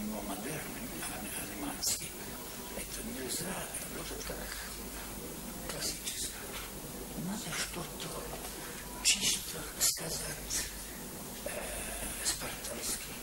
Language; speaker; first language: Russian; non-native, learner; Croatian